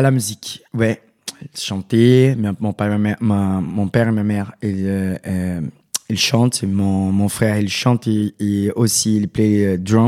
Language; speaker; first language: French; non-native, learner; Portuguese